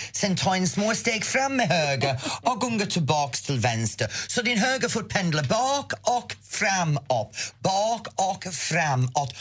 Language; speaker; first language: Swedish; non-native, fluent; English